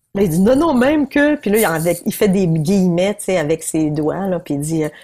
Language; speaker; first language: French; native; French